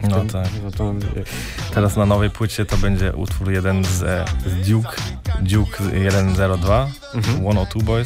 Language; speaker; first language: Polish; early bilingual, heritage; German